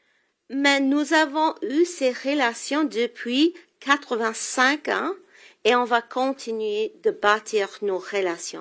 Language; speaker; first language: French; non-native, local second language; English